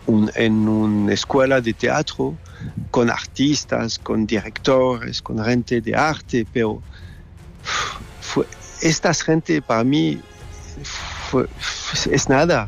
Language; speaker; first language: Spanish; non-native, learner; French